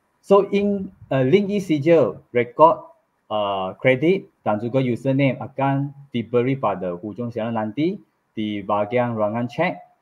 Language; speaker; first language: Malay; non-native, local second language; Chinese